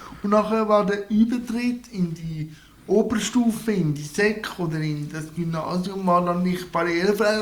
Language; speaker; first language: German; native; German